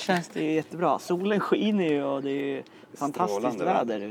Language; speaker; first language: Swedish; native; Swedish